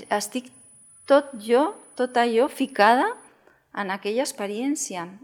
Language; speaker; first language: Catalan; non-native, local second language; Spanish